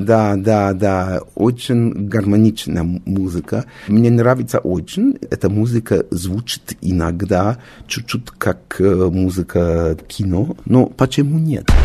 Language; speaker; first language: Russian; non-native, learner; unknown